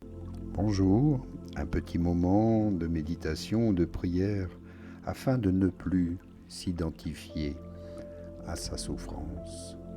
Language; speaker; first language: French; native; French